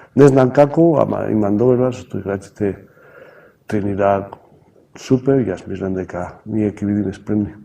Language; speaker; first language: Macedonian; non-native, learner; Spanish